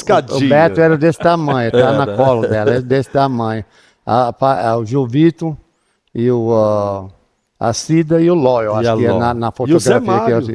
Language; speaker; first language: Portuguese; non-native, fluent; English